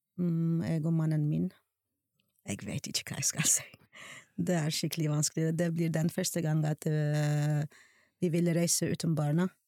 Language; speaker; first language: Norwegian; non-native, fluent; Armenian